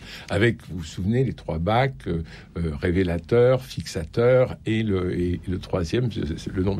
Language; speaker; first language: French; native; French